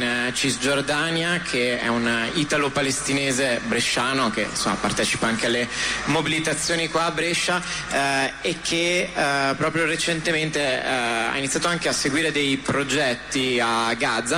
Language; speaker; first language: Italian; native; Italian